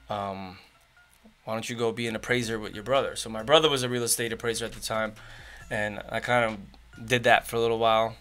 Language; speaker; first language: English; native; English